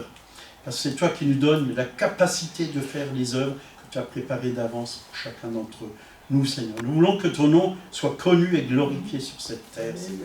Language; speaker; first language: French; native; French